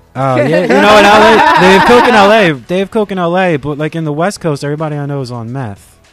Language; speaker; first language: English; native; English